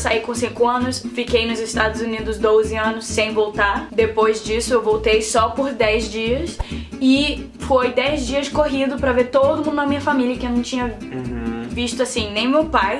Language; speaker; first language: Portuguese; early bilingual, heritage; Portuguese